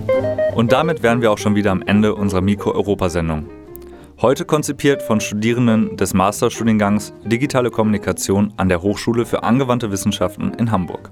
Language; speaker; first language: German; native; German